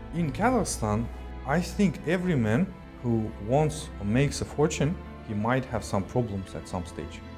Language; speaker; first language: English; non-native, fluent; Kazakh